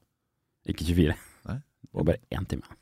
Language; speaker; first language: Norwegian; native; Norwegian